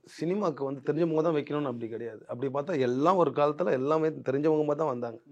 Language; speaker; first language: Tamil; native; Tamil